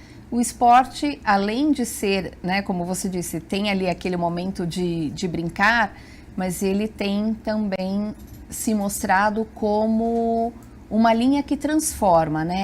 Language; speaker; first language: Portuguese; native; Portuguese